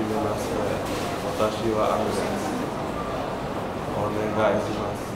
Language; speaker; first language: Japanese; non-native, learner; Chinese